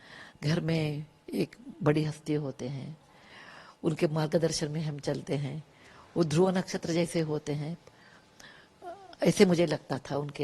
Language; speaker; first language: Hindi; non-native, local second language; Kannada